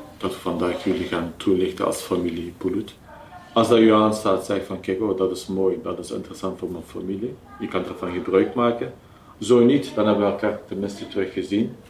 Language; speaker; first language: Dutch; early bilingual, other home language; Turkish